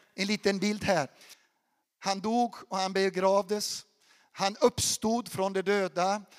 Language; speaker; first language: Swedish; non-native, fluent; Portuguese